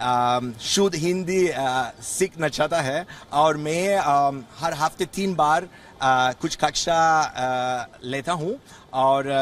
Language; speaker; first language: Hindi; non-native, learner; Spanish